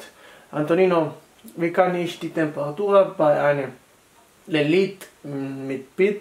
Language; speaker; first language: German; non-native, fluent; Italian